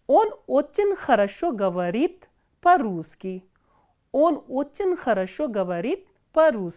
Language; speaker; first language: Russian; non-native, fluent; Hindi